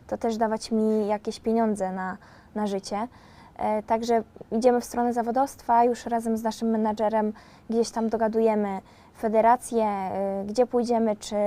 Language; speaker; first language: Polish; native; Polish